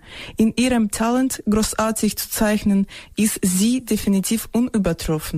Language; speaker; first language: German; non-native, fluent; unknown